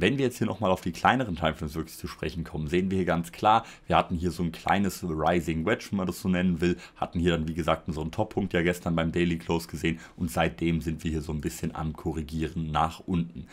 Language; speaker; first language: German; native; German